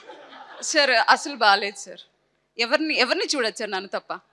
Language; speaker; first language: Telugu; native; Telugu